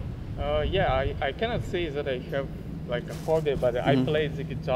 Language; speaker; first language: English; non-native, learner; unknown